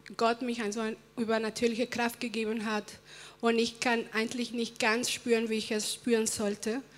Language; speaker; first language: German; early bilingual, other home language; Spanish